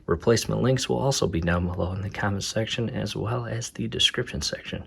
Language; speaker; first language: English; native; English